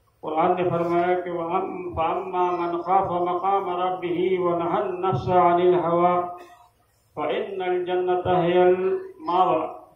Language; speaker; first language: Urdu; native; Urdu